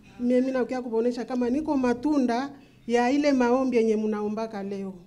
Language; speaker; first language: Swahili; native; Swahili